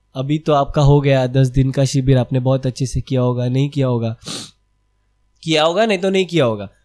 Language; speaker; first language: Hindi; non-native, local second language; Marathi